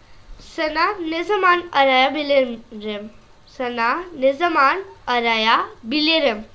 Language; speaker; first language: Turkish; non-native, learner; Urdu